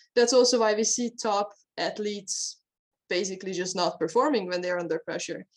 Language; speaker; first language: English; non-native, fluent; Hungarian